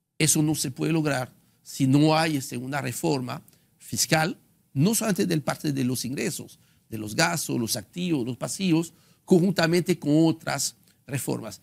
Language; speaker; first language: Spanish; non-native, fluent; French